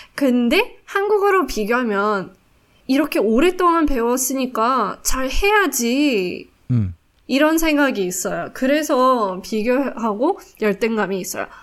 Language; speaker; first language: Korean; non-native, fluent; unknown